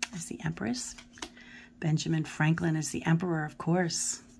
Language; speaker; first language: English; native; English